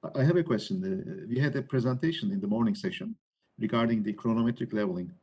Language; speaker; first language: English; non-native, fluent; Turkish